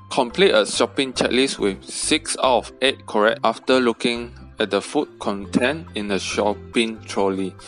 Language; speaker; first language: English; non-native, local second language; Chinese